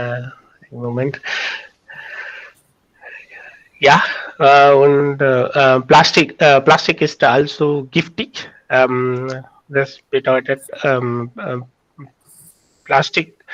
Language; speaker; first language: German; non-native, learner; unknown